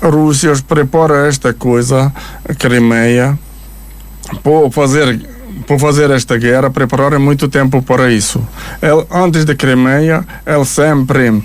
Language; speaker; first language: Portuguese; non-native, learner; Ukrainian